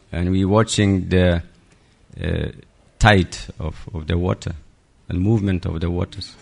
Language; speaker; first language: English; non-native, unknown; Lithuanian